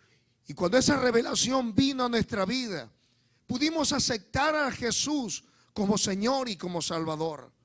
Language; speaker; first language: Spanish; native; Spanish